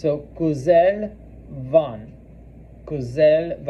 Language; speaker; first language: Hungarian; non-native, learner; English